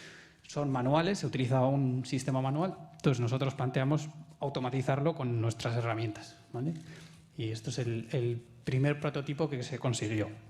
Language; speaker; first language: Spanish; native; Spanish